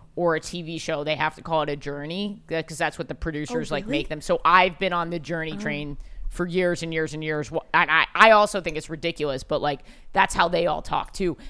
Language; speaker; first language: English; native; English